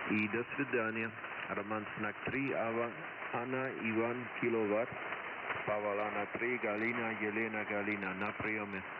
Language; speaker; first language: Russian; non-native, learner; Dutch